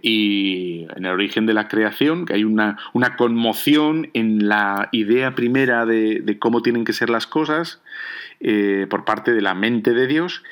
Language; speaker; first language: Spanish; native; Spanish